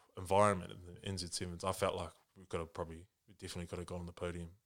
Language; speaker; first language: English; early bilingual, other home language; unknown